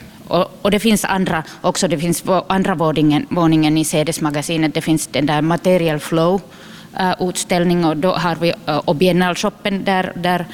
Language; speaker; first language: Swedish; non-native, local second language; Finnish